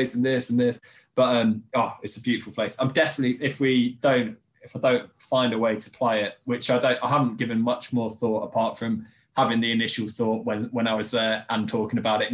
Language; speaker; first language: English; native; English